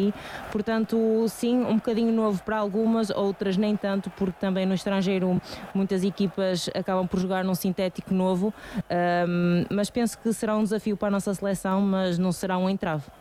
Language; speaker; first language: Portuguese; native; Portuguese